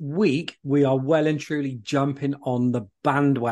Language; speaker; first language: English; native; English